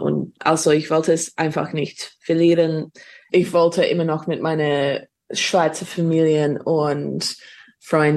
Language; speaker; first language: German; non-native, fluent; English